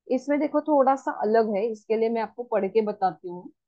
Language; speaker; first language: Hindi; non-native, local second language; Marathi